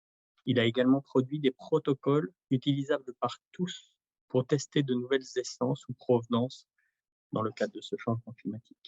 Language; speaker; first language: French; native; French